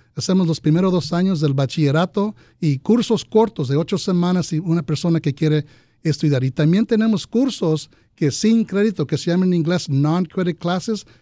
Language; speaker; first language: Spanish; early bilingual, heritage; Spanish